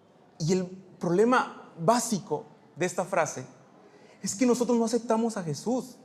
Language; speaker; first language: Spanish; native; Spanish